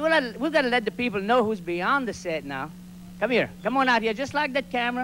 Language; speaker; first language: English; early bilingual, other home language; French